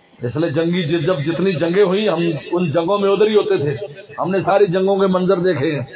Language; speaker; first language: Urdu; non-native, local second language; Pashto